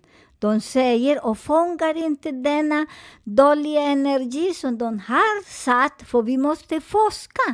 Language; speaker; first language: Swedish; non-native, fluent; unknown